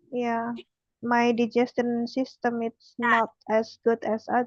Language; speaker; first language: English; non-native, learner; Indonesian